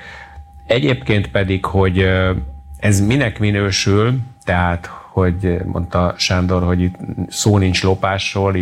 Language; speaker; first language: Hungarian; native; Hungarian